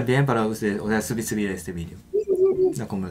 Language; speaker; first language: Spanish; non-native, learner; Japanese